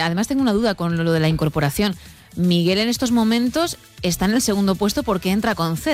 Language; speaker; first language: Spanish; native; Spanish